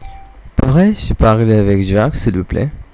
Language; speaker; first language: French; non-native, learner; English